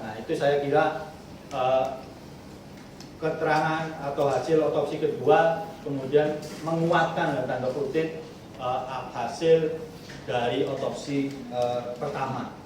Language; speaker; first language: Indonesian; native; Indonesian